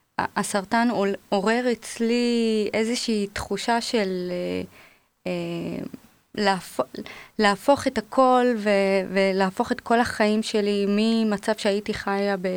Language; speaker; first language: Hebrew; non-native, local second language; Arabic